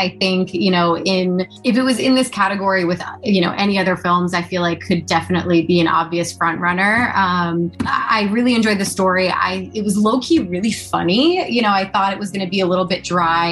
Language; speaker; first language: English; native; English